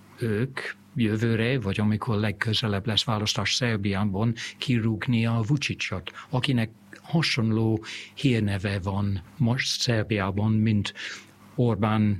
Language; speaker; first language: Hungarian; non-native, fluent; English